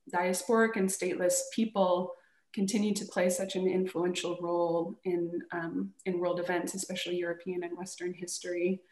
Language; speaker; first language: English; native; English